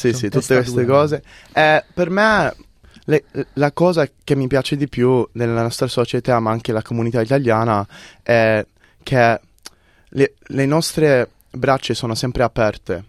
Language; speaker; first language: Italian; early bilingual, heritage; English